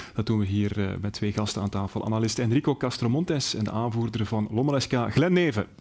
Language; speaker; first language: Dutch; native; Dutch